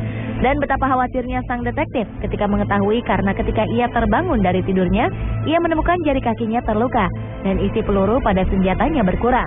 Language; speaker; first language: Indonesian; native; Indonesian